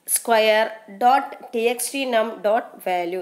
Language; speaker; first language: English; non-native, local second language; Malayalam